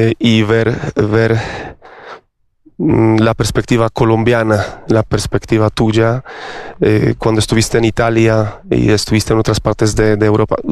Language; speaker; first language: Spanish; non-native, fluent; Polish